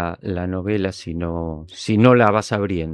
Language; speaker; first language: Spanish; native; Spanish